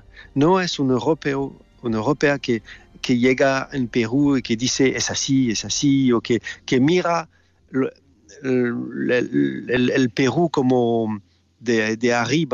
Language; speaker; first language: Spanish; non-native, learner; French